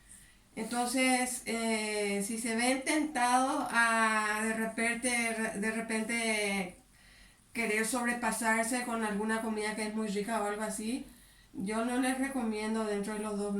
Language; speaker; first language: Spanish; native; Spanish